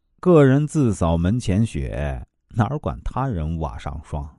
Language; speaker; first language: Chinese; native; Chinese